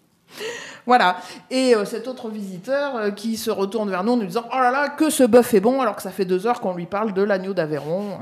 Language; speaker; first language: French; native; French